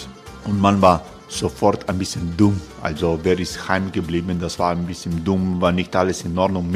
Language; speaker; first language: German; non-native, fluent; Croatian